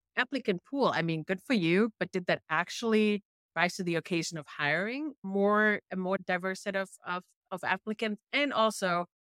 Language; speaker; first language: English; non-native, fluent; German